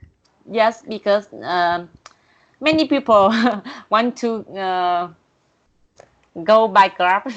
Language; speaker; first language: English; non-native, learner; Vietnamese